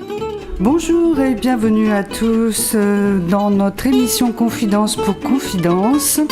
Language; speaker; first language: French; native; French